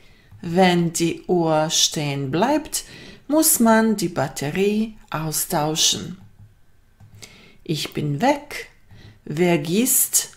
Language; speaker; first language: German; non-native, fluent; Bosnian